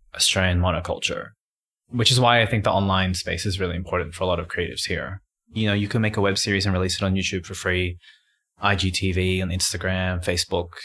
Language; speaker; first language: English; native; English